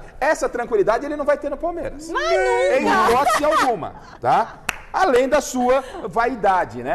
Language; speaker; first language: Portuguese; native; Portuguese